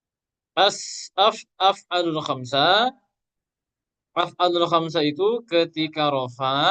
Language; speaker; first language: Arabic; non-native, fluent; Indonesian